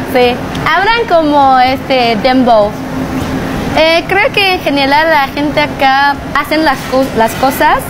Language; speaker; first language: Spanish; non-native, fluent; Chinese